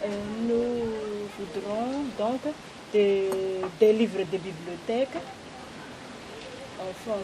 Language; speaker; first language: French; non-native, local second language; Malagasy